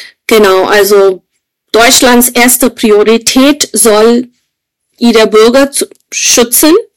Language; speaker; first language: German; non-native, fluent; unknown